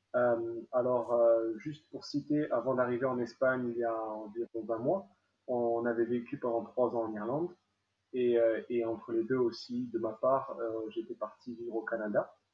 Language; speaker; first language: French; native; French